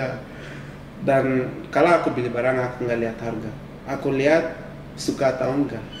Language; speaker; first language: Indonesian; non-native, fluent; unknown